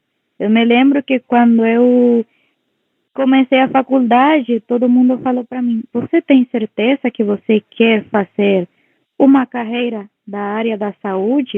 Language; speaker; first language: Portuguese; non-native, local second language; Spanish